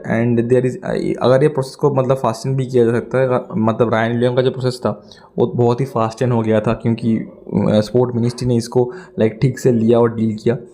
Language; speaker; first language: Hindi; native; Hindi